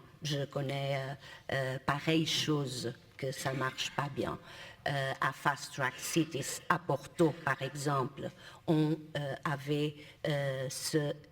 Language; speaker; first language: French; non-native, fluent; Portuguese